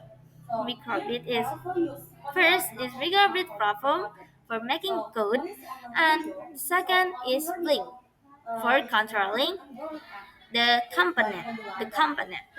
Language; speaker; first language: English; non-native, learner; Indonesian